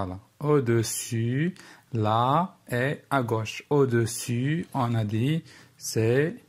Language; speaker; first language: French; non-native, local second language; Arabic